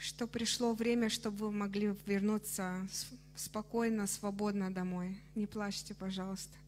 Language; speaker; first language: Russian; non-native, fluent; Romanian